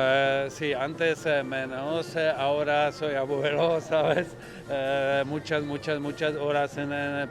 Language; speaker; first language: Spanish; non-native, learner; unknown